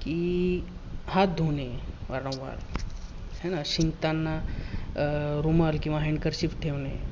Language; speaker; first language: Hindi; non-native, local second language; Marathi